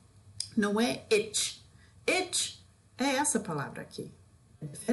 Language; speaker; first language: Portuguese; non-native, fluent; English